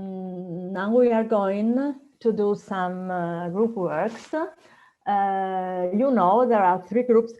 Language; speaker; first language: English; non-native, fluent; Italian